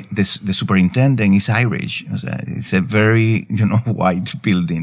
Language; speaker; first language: English; non-native, fluent; Spanish